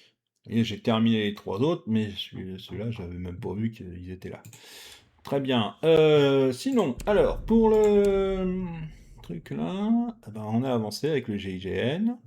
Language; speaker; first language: French; native; French